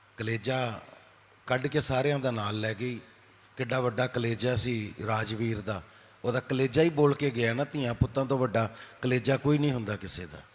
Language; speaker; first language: Punjabi; native; Punjabi